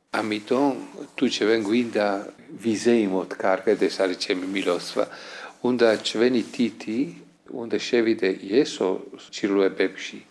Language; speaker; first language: Georgian; non-native, fluent; Italian